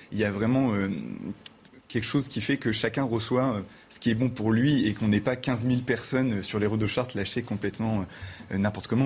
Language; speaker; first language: French; native; French